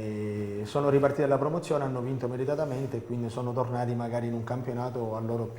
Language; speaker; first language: Italian; native; Italian